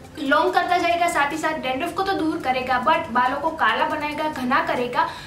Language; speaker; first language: Hindi; native; Hindi